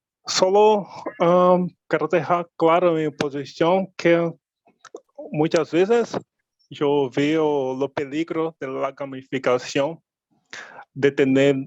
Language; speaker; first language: Spanish; non-native, learner; Portuguese